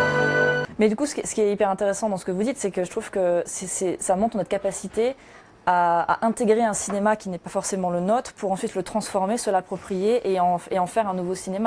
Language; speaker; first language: French; native; French